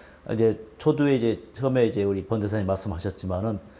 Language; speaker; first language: Korean; native; Korean